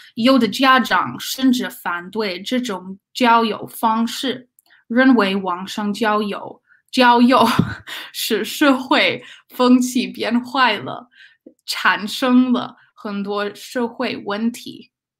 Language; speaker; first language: Chinese; non-native, learner; English